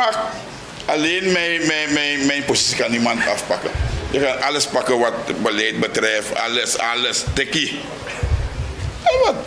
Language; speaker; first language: Dutch; non-native, local second language; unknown